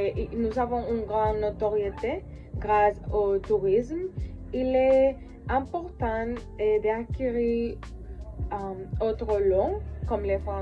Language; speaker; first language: French; non-native, learner; Spanish